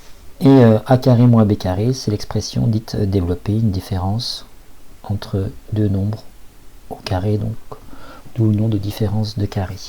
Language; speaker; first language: French; native; French